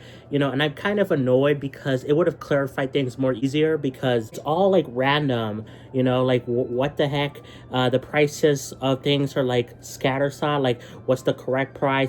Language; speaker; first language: English; native; English